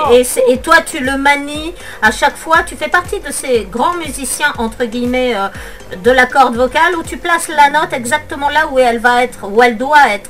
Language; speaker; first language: French; native; French